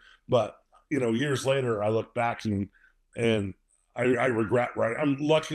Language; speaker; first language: English; native; English